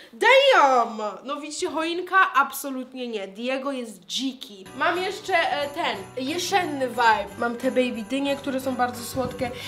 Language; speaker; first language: Polish; early bilingual, heritage; Polish